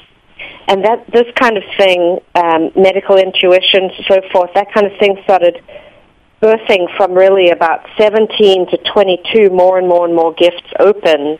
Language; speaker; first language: English; native; English